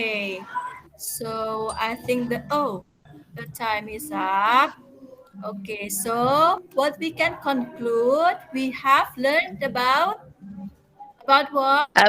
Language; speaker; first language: English; non-native, fluent; Indonesian